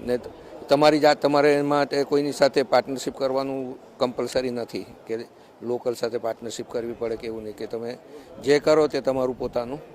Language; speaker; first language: Gujarati; early bilingual, heritage; Gujarati